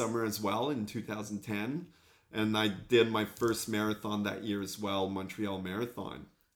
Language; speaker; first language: English; non-native, fluent; French